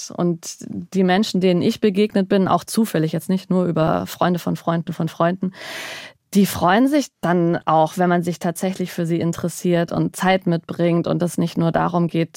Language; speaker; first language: German; native; German